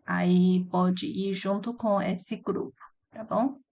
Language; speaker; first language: Portuguese; non-native, learner; Chinese